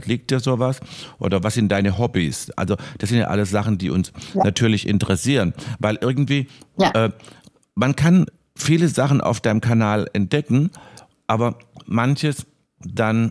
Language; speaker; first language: German; native; German